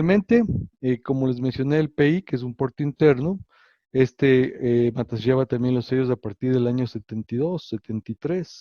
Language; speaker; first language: Spanish; native; Spanish